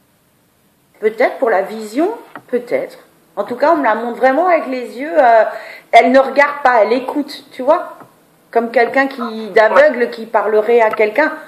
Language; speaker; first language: French; native; French